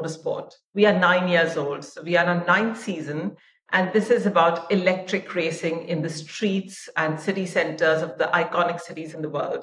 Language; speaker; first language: English; non-native, local second language; Hindi